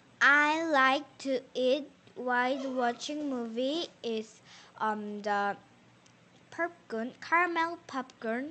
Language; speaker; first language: English; non-native, learner; Korean